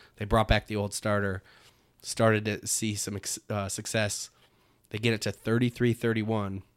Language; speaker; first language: English; native; English